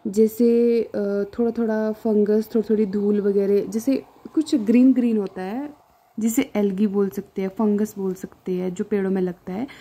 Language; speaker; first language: Hindi; non-native, local second language; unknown